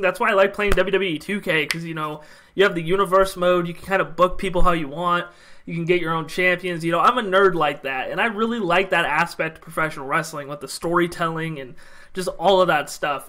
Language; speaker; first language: English; native; English